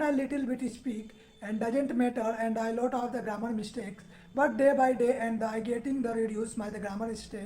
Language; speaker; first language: English; non-native, learner; Hindi